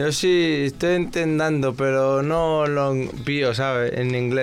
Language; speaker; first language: Spanish; non-native, local second language; Arabic